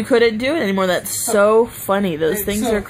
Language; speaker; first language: English; native; English